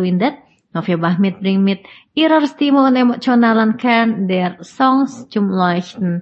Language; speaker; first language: German; non-native, fluent; Indonesian